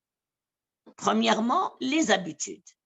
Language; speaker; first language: French; non-native, local second language; Arabic